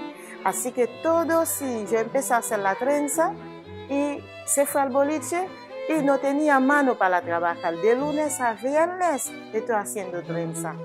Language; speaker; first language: Spanish; non-native, learner; Haitian Creole